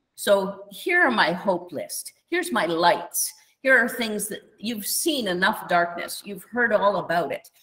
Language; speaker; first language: English; native; English